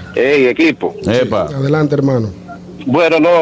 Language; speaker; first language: Spanish; native; Spanish